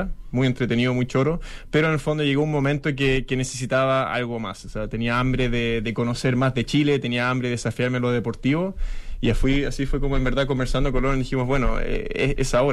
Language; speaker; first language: Spanish; native; Spanish